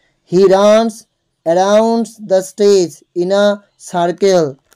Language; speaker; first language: English; non-native, local second language; Bangla